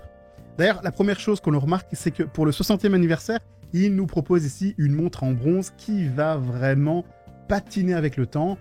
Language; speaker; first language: French; native; French